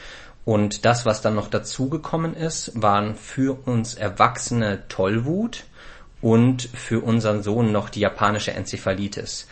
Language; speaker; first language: German; native; German